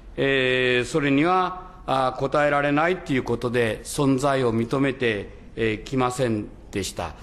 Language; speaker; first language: Japanese; native; Japanese